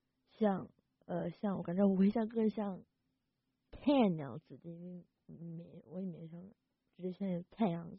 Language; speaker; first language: Chinese; early bilingual, heritage; Chinese